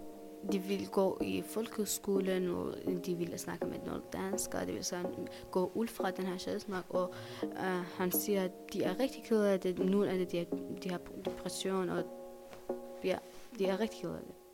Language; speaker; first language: Danish; non-native, learner; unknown